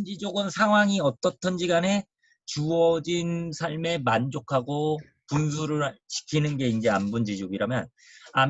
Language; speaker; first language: Korean; native; Korean